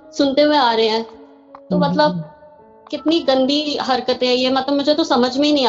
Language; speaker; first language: Hindi; native; Hindi